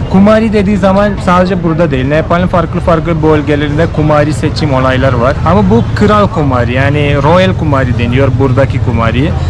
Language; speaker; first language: Turkish; non-native, fluent; Hindi